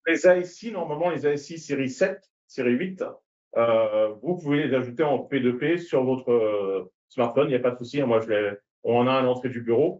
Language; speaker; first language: French; native; French